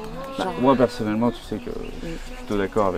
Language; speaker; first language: French; native; French